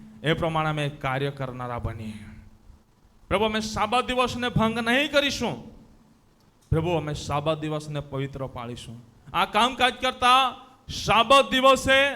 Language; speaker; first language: Gujarati; non-native, local second language; Gamit